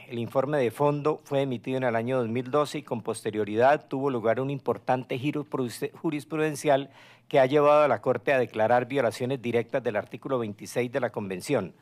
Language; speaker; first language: Spanish; native; Spanish